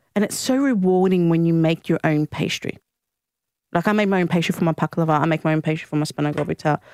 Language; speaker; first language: English; non-native, local second language; Greek